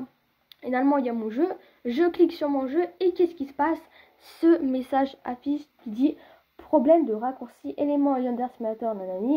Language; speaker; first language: French; native; French